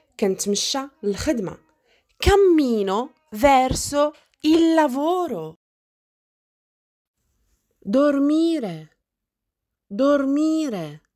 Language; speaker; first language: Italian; non-native, fluent; Arabic